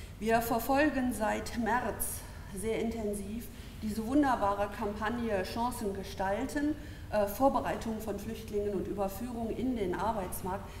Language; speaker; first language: German; native; German